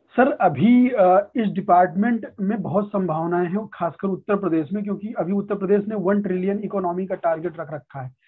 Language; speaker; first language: Hindi; native; Hindi